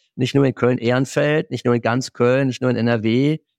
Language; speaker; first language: German; native; German